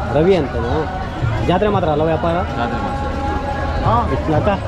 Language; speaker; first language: Kannada; native; Kannada